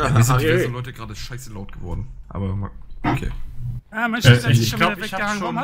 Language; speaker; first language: German; native; German